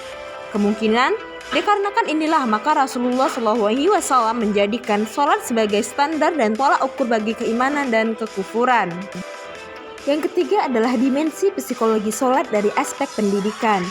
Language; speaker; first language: Indonesian; native; Indonesian